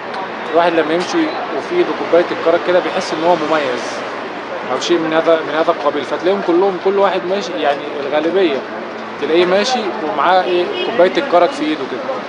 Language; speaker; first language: Arabic; native; Arabic